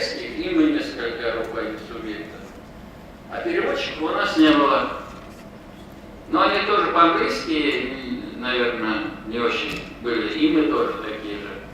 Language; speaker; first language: Russian; non-native, local second language; Tatar